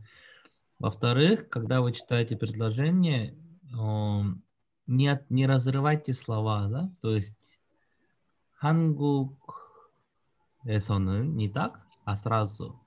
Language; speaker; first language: Russian; non-native, fluent; Korean